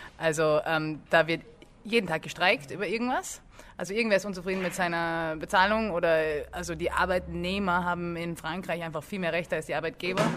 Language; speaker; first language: German; early bilingual, other home language; English